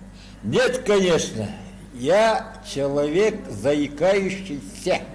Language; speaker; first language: Russian; non-native, local second language; Yakut